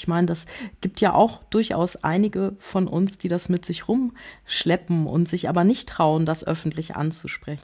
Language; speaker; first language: German; native; German